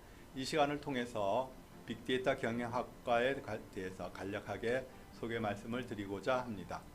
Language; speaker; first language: Korean; native; Korean